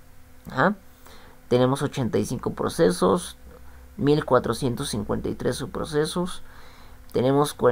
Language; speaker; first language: Spanish; native; Spanish